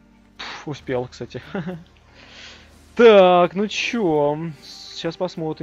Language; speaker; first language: Russian; native; Russian